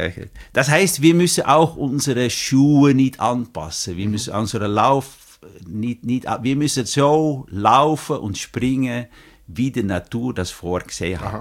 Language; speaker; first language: German; native; German